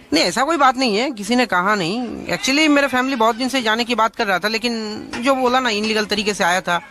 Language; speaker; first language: Hindi; early bilingual, other home language; Bangla